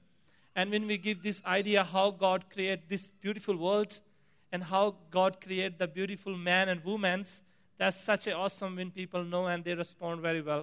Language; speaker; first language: English; non-native, local second language; Punjabi